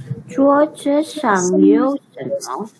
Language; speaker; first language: Chinese; non-native, learner; Indonesian